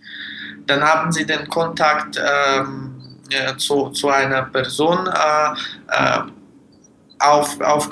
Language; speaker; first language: German; non-native, fluent; Russian